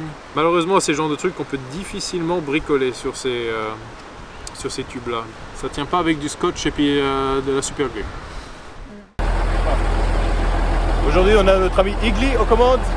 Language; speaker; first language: French; native; French